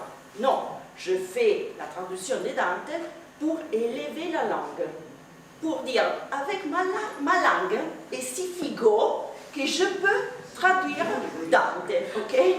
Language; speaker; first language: French; non-native, fluent; Italian